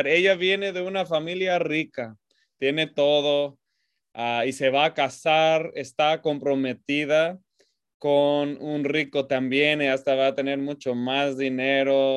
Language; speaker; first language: Spanish; non-native, fluent; English